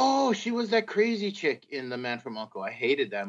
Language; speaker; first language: English; native; English